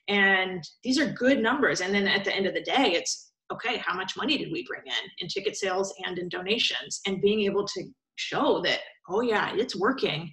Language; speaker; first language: English; native; English